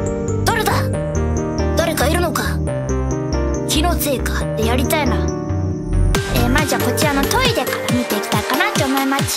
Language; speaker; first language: Japanese; native; Japanese